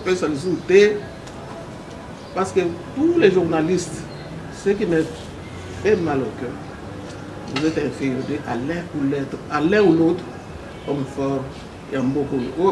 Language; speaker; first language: French; non-native, local second language; Lingala